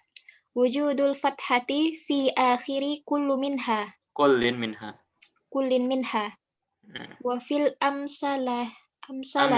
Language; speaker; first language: Arabic; non-native, learner; Indonesian